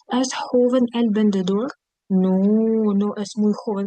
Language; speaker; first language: Spanish; non-native, fluent; Ukrainian